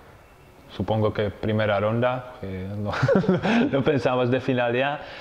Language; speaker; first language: Spanish; non-native, fluent; Czech